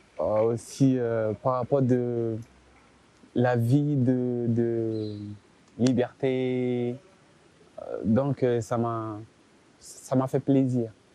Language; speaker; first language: French; non-native, learner; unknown